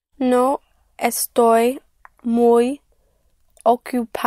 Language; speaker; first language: Spanish; non-native, learner; English